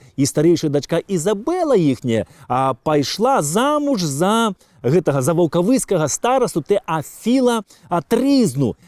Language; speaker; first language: Belarusian; native; Belarusian